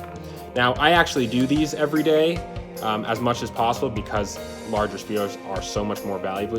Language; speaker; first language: English; native; English